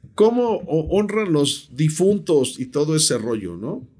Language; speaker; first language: Spanish; native; Spanish